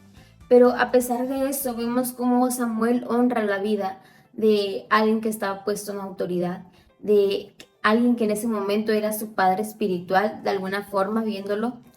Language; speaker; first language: Spanish; native; Spanish